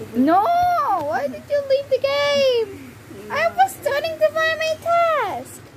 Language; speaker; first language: English; native; English